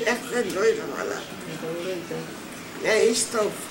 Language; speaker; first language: Hebrew; non-native, fluent; Spanish